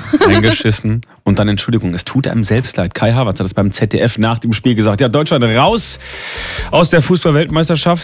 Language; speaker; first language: German; native; German